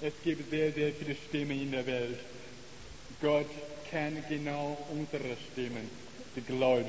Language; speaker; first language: German; non-native, learner; Chinese